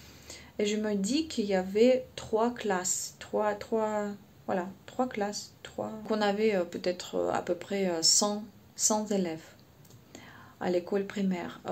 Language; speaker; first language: French; non-native, fluent; Russian